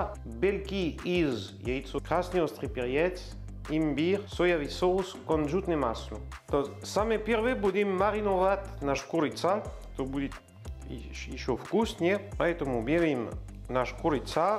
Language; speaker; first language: Russian; non-native, learner; French